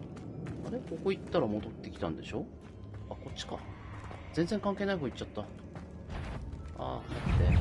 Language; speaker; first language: Japanese; native; Japanese